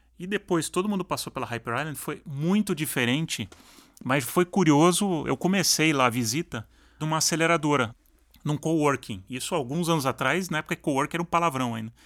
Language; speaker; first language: Portuguese; native; Portuguese